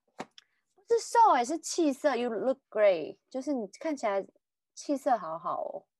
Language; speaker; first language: Chinese; native; Chinese